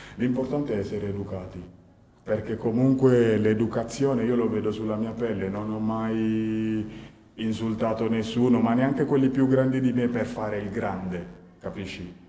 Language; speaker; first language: Italian; early bilingual, other home language; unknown